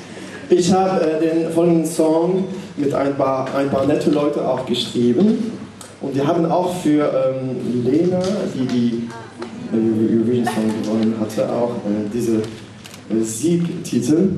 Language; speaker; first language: German; non-native, learner; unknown